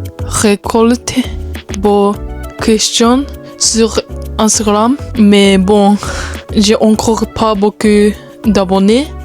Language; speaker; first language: French; non-native, learner; Japanese